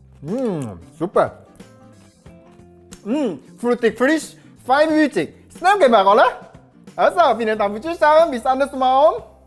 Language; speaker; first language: German; non-native, learner; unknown